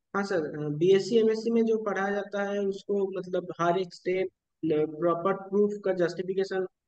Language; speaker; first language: Hindi; non-native, local second language; Bangla